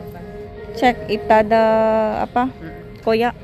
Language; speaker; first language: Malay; non-native, learner; Filipino